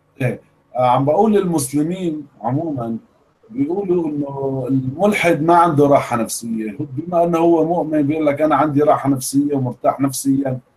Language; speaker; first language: Arabic; native; Arabic